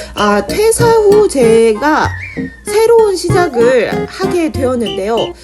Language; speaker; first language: Korean; native; Korean